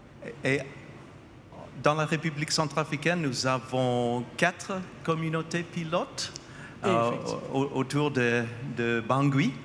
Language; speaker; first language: French; non-native, fluent; English